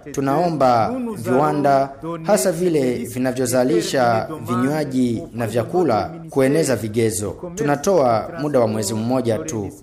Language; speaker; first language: Swahili; non-native, local second language; Rundi